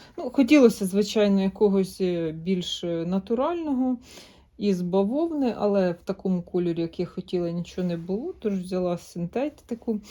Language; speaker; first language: Ukrainian; native; Ukrainian